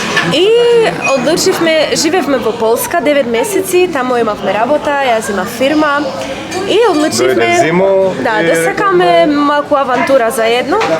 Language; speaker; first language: Macedonian; non-native, learner; Polish